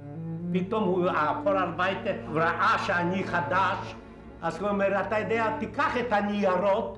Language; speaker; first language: Hebrew; non-native, fluent; Polish